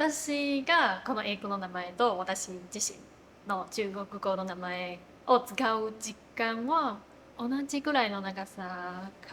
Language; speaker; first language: Japanese; non-native, fluent; Chinese